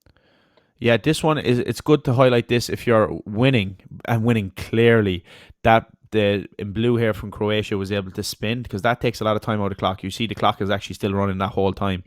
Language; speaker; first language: English; native; English